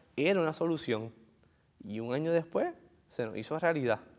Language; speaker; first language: Spanish; native; Spanish